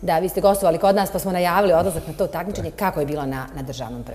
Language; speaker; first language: Serbian; native; Serbian